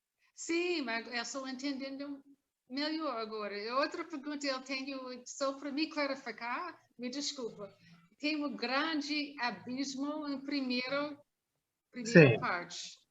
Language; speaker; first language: Portuguese; non-native, learner; English